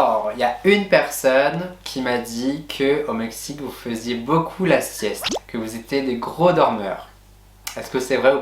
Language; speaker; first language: French; native; French